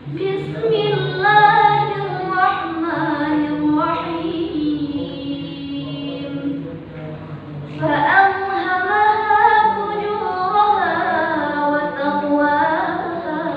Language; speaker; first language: Arabic; non-native, fluent; Indonesian